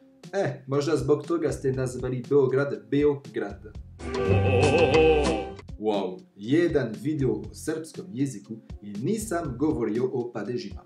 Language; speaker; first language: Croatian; non-native, fluent; French